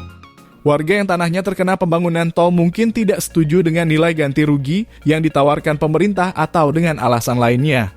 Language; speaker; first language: Indonesian; native; Indonesian